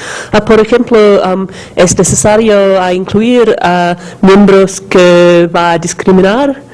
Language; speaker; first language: Spanish; non-native, learner; English